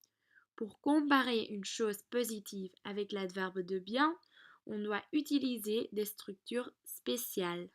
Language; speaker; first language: French; non-native, learner; Dutch